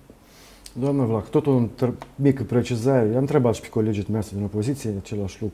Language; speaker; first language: Romanian; native; Romanian